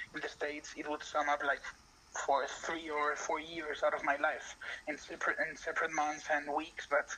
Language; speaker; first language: English; non-native, fluent; Spanish